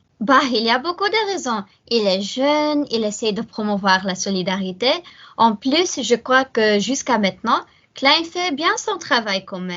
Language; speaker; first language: French; non-native, learner; Dutch